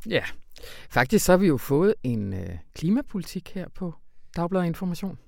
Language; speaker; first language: Danish; native; Danish